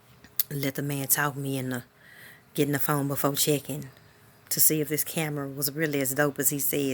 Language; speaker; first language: English; native; English